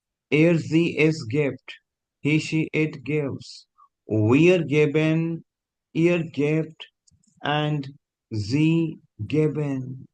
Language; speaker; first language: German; non-native, fluent; Hindi